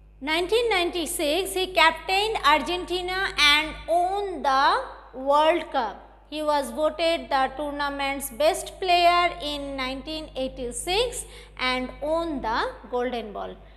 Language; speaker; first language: English; non-native, local second language; Bangla